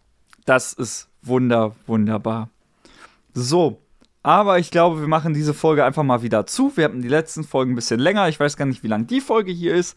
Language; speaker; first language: German; native; German